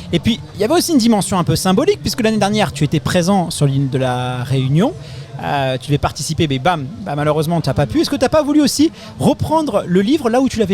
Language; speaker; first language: French; native; French